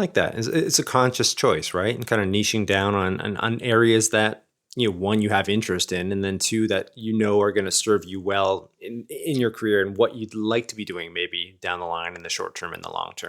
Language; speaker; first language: English; native; English